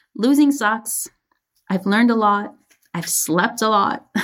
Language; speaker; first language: English; early bilingual, other home language; Persian